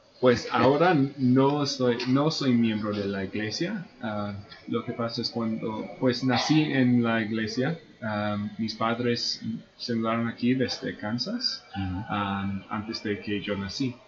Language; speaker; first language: Spanish; non-native, fluent; English